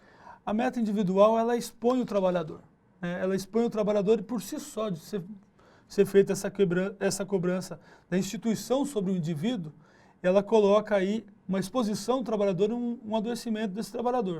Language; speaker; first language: Portuguese; native; Portuguese